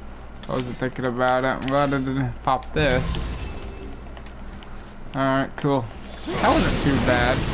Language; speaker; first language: English; native; English